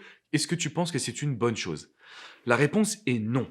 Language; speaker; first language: French; native; French